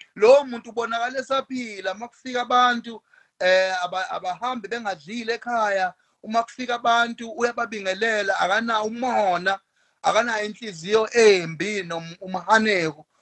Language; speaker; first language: Zulu; native; Zulu